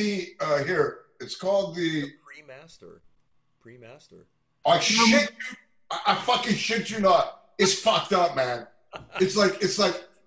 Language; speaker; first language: English; non-native, fluent; French